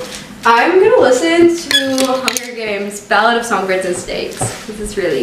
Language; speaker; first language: English; native; English